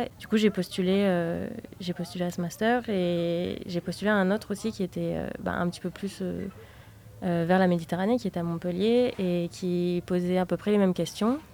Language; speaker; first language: French; native; French